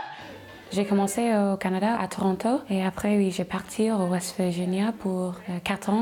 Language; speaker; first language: French; non-native, learner; English